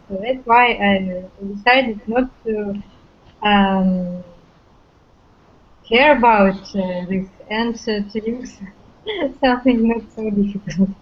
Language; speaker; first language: English; non-native, learner; Russian